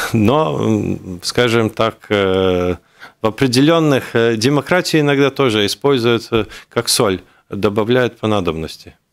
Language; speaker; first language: Russian; non-native, local second language; Latvian